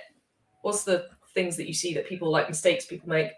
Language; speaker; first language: English; native; English